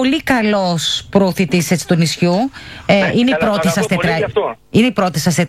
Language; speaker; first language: Greek; native; Greek